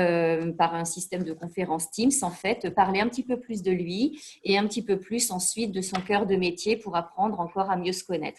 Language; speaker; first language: French; native; French